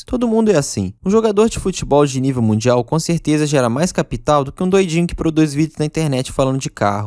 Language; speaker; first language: Portuguese; native; Portuguese